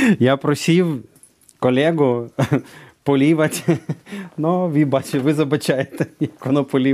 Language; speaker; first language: Polish; non-native, learner; Ukrainian